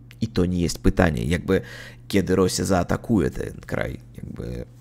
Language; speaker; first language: Polish; non-native, learner; Russian